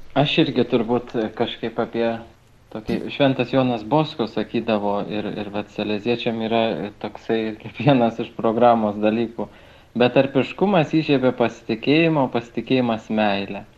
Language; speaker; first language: Lithuanian; native; Lithuanian